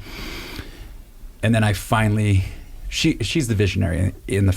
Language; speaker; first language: English; native; English